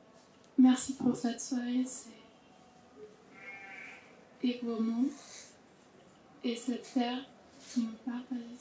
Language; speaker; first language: French; non-native, learner; Russian